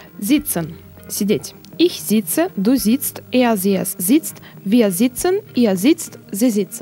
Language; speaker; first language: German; non-native, learner; Russian